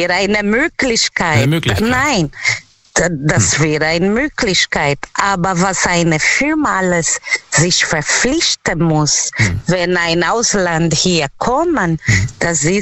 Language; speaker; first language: German; non-native, learner; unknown